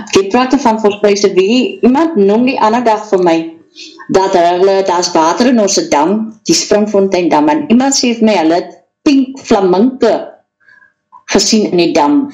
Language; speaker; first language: Afrikaans; native; Afrikaans